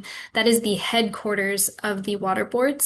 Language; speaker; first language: English; native; English